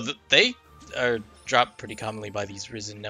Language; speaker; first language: English; native; English